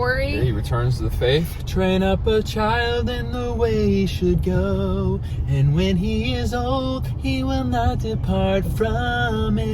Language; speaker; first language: English; native; English